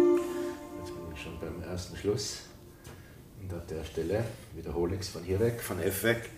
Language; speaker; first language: German; native; German